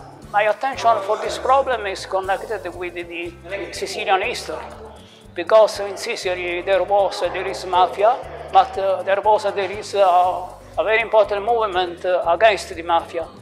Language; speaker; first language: English; non-native, fluent; Italian